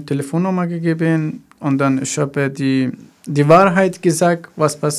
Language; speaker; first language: German; non-native, learner; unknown